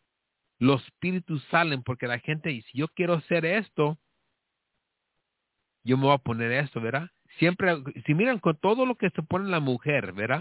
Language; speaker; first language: Spanish; early bilingual, heritage; Spanish